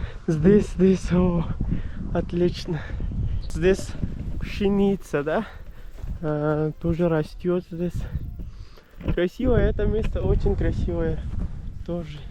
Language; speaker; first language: Russian; non-native, learner; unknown